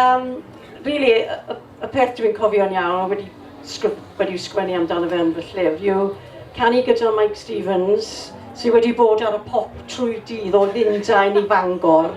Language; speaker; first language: Welsh; non-native, local second language; English